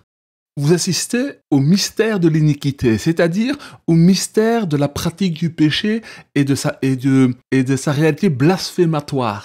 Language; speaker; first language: French; native; French